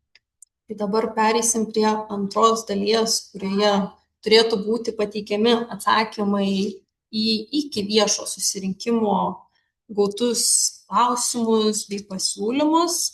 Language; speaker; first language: Lithuanian; native; Lithuanian